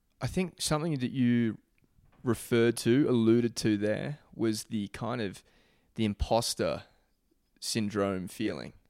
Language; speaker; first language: English; native; English